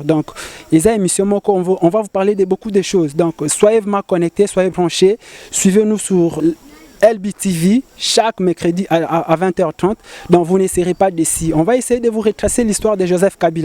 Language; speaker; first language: French; non-native, local second language; Lingala